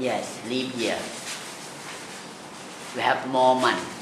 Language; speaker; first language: English; non-native, learner; Thai